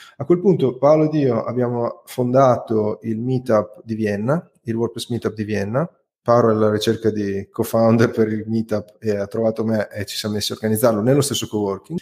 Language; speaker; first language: Italian; native; Italian